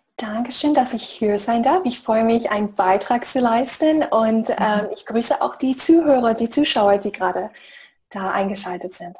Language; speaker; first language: German; non-native, fluent; English